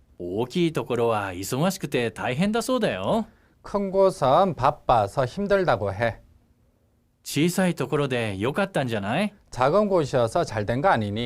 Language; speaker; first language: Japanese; non-native, fluent; Korean